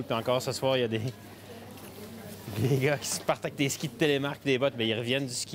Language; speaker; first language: French; native; French